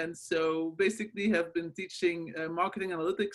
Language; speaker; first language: English; non-native, fluent; Dutch